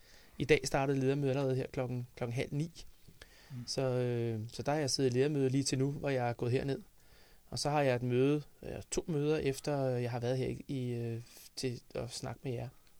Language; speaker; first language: Danish; native; Danish